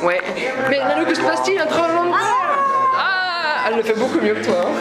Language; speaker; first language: French; native; French